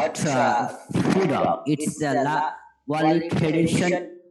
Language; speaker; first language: English; non-native, learner; Bangla